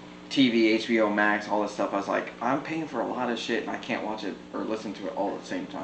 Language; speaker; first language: English; native; English